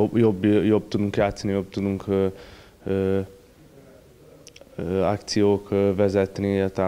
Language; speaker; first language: Hungarian; non-native, learner; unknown